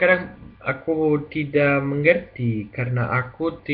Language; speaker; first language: Indonesian; non-native, learner; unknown